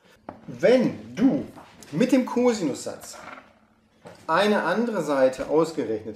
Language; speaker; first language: German; native; German